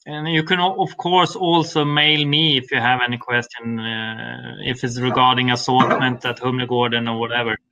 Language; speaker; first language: English; non-native, fluent; Swedish